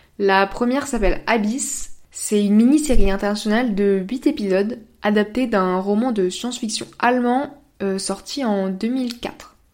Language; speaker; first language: French; native; French